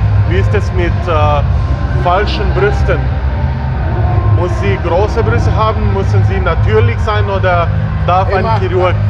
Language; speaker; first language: German; non-native, fluent; Slovenian